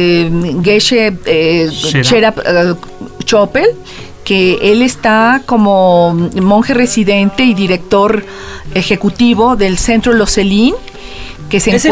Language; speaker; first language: Spanish; native; Spanish